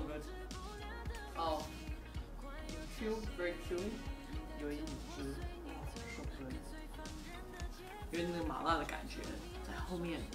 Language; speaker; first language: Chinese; early bilingual, heritage; English